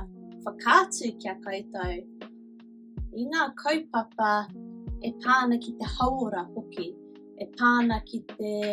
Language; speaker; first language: Māori; non-native, local second language; English